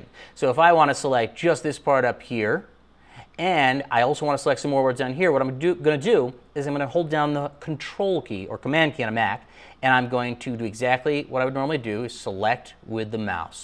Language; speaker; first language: English; native; English